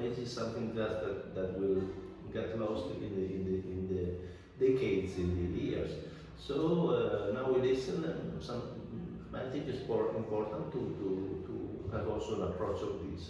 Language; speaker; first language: English; non-native, fluent; Italian